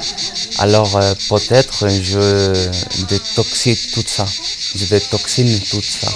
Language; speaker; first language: French; non-native, learner; Spanish